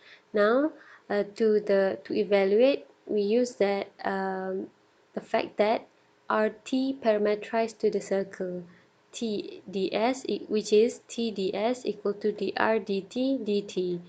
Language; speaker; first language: English; non-native, local second language; Malay